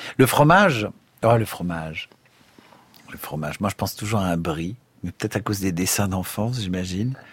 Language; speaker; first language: French; native; French